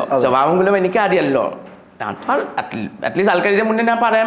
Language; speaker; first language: Malayalam; non-native, local second language; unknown